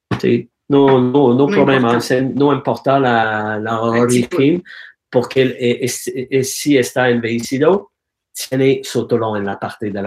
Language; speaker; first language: Spanish; non-native, learner; French